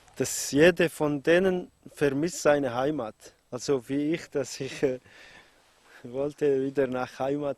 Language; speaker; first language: German; non-native, fluent; Aramaic